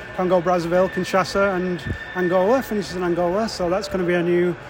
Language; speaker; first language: English; native; English